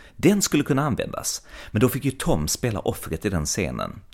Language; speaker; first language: English; non-native, fluent; Swedish